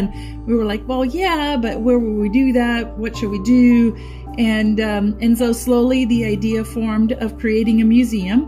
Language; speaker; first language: English; non-native, fluent; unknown